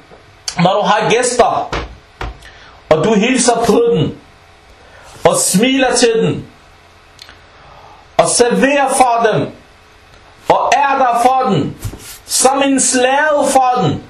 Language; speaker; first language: Danish; non-native, fluent; Arabic